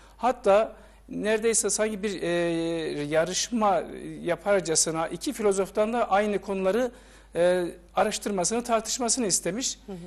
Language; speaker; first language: Turkish; native; Turkish